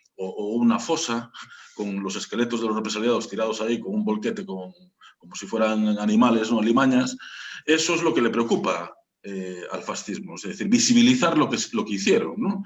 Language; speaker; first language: Spanish; native; Spanish